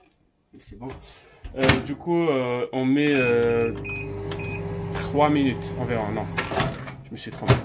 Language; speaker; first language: French; non-native, local second language; Arabic